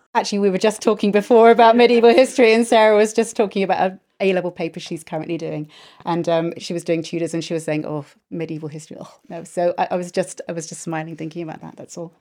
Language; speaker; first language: English; native; English